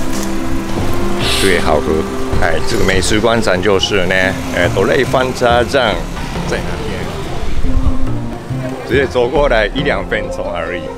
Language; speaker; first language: Chinese; non-native, fluent; Japanese